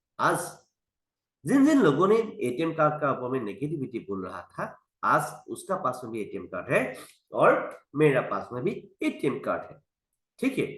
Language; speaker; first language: Hindi; non-native, local second language; Assamese